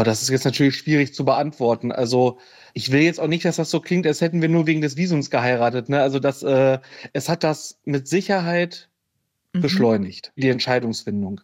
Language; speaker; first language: German; native; German